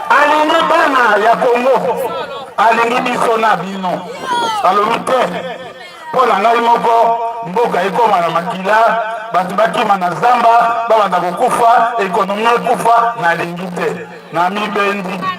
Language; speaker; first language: Lingala; non-native, local second language; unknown